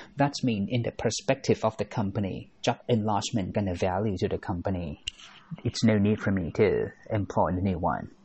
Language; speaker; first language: English; non-native, fluent; Thai